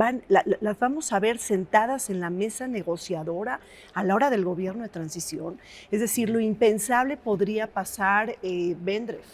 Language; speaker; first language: Spanish; native; Spanish